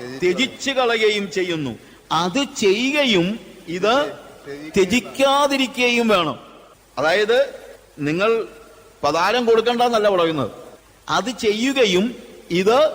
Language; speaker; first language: Malayalam; native; Malayalam